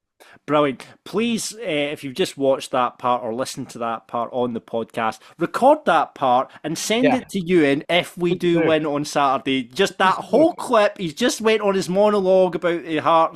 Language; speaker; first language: English; native; English